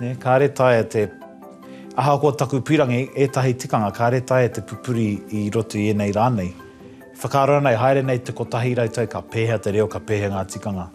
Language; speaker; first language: Māori; non-native, local second language; English